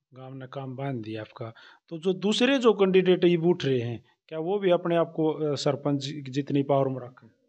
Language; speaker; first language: Hindi; native; Hindi